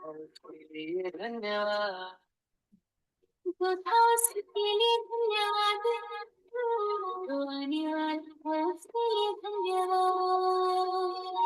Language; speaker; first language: Hindi; native; Hindi